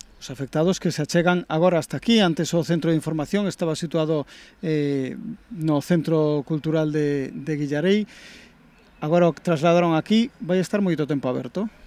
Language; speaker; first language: Galician; non-native, local second language; Spanish